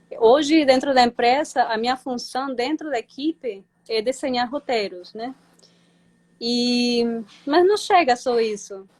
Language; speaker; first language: Portuguese; non-native, fluent; Spanish